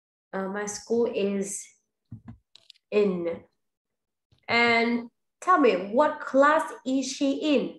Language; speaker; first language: English; non-native, fluent; Vietnamese